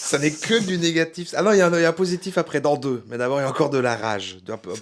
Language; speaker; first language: French; native; French